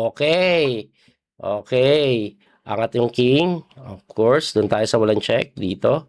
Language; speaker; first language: Filipino; native; Filipino